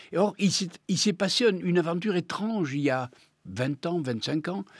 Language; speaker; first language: French; native; French